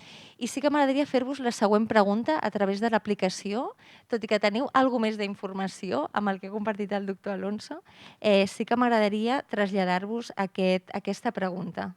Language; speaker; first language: Catalan; native; Catalan